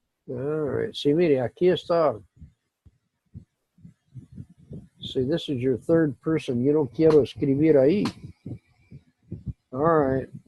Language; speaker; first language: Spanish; non-native, fluent; English